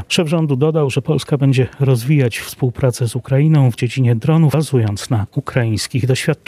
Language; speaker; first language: Polish; native; Polish